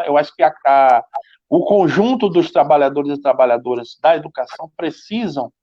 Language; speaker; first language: Portuguese; native; Portuguese